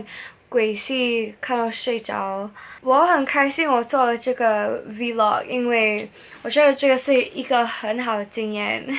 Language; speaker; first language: Chinese; non-native, local second language; English